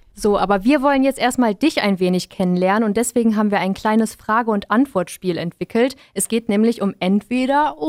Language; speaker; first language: German; native; German